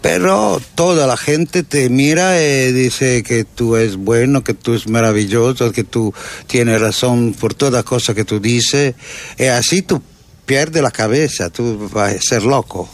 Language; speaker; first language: Spanish; non-native, learner; Italian